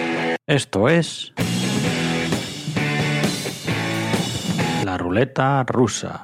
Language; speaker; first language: Spanish; native; Spanish